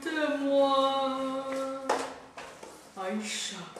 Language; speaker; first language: French; non-native, learner; English